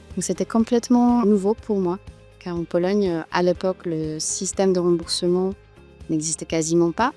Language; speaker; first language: French; non-native, fluent; Polish